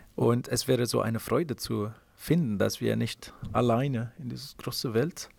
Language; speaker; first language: German; non-native, fluent; Italian